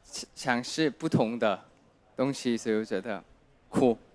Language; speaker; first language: Chinese; non-native, fluent; Thai